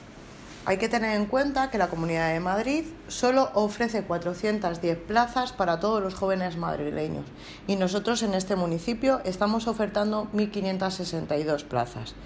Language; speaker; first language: Spanish; native; Spanish